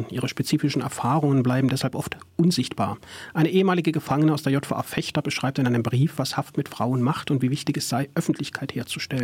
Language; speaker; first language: German; native; German